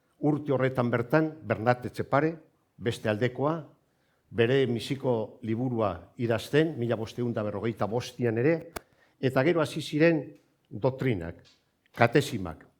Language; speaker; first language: Basque; non-native, local second language; Spanish